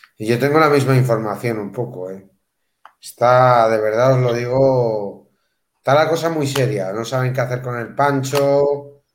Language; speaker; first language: Spanish; native; Spanish